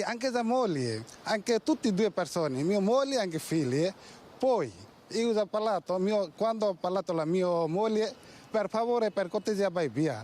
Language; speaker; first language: Italian; non-native, learner; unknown